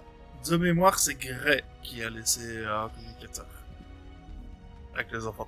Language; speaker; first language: French; native; French